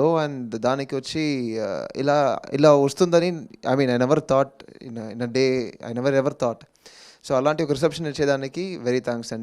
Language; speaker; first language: Telugu; non-native, local second language; Tamil